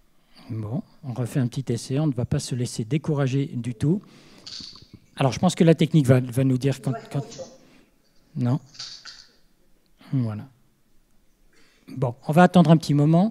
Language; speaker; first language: French; native; French